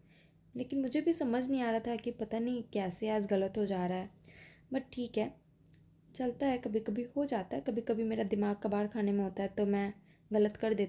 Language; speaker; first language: Hindi; native; Hindi